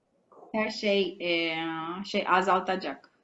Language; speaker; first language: Turkish; non-native, fluent; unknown